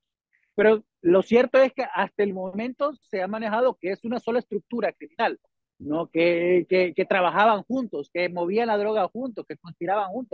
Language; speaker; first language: Spanish; native; Spanish